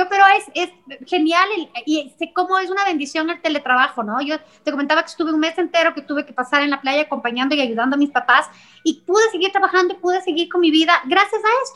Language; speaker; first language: Spanish; native; Spanish